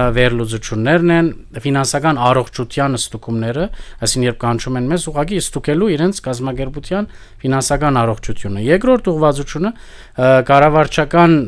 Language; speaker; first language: Armenian; early bilingual, heritage; Armenian